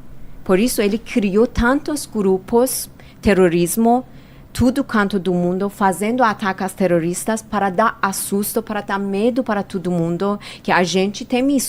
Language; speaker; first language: Portuguese; non-native, fluent; Persian